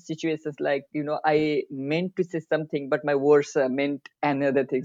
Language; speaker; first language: English; non-native, local second language; Nepali